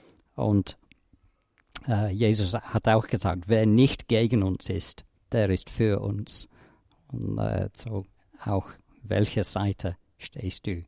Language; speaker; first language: German; non-native, fluent; English